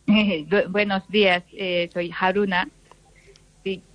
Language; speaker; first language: Spanish; non-native, learner; Japanese